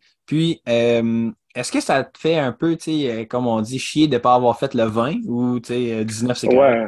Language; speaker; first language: French; native; French